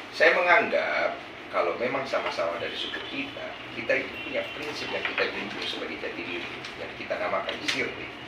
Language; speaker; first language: Indonesian; native; Indonesian